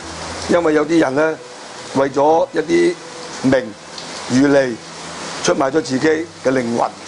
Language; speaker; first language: Cantonese; native; Cantonese